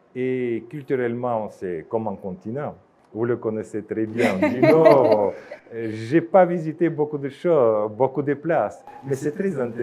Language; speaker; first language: French; non-native, fluent; Russian